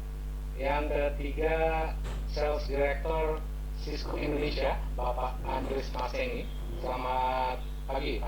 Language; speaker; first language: Indonesian; native; Indonesian